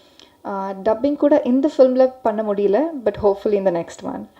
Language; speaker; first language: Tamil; non-native, learner; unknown